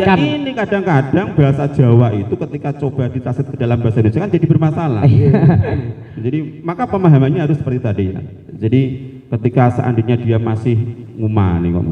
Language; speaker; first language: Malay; non-native, local second language; Javanese